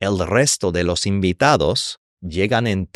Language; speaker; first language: Spanish; non-native, fluent; English